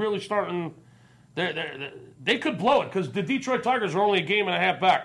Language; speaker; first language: English; native; English